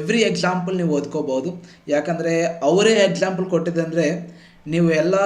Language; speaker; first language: Kannada; non-native, fluent; Telugu